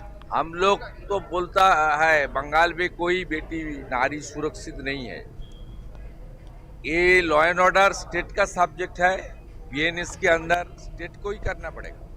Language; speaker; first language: Hindi; non-native, local second language; Bangla